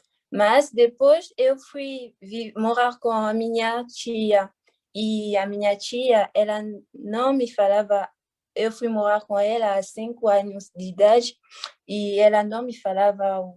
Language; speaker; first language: Portuguese; non-native, fluent; French